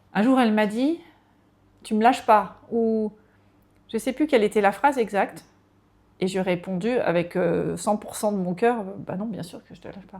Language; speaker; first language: French; native; French